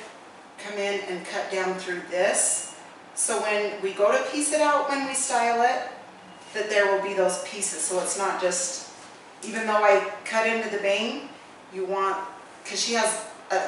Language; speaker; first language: English; native; English